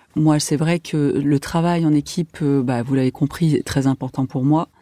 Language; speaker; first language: French; native; French